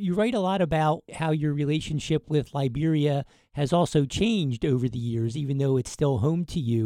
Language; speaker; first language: English; native; English